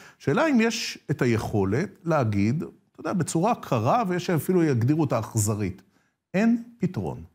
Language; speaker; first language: Hebrew; native; Hebrew